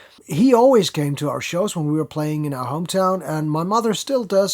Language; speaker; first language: English; non-native, fluent; German